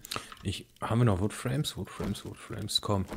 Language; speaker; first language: German; native; German